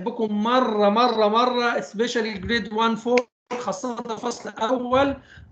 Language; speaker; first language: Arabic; native; Arabic